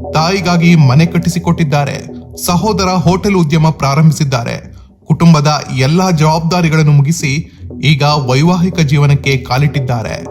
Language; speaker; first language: Kannada; native; Kannada